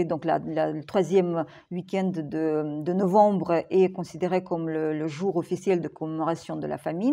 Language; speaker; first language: French; non-native, fluent; Ukrainian